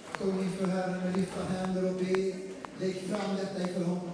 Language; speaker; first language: Swedish; non-native, fluent; Portuguese